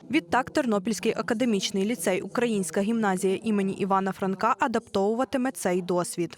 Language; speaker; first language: Ukrainian; native; Ukrainian